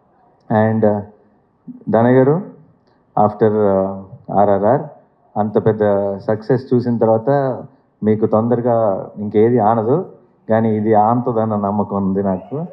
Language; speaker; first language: Telugu; native; Telugu